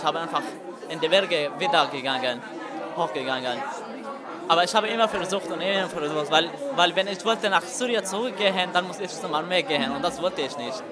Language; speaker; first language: German; non-native, learner; Arabic